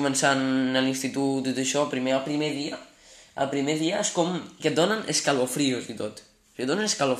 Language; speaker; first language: Catalan; non-native, local second language; Spanish